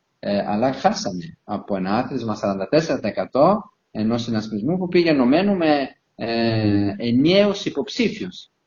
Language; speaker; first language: Greek; non-native, fluent; Italian